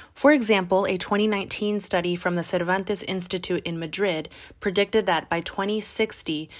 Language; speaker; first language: English; early bilingual, other home language; Spanish